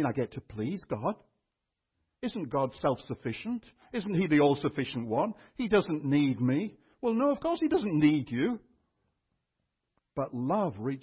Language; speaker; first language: English; native; English